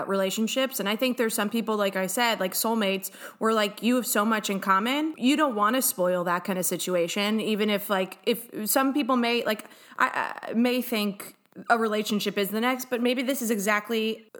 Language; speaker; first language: English; native; English